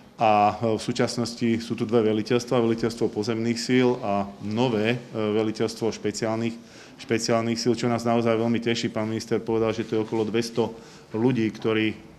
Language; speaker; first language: Slovak; native; Slovak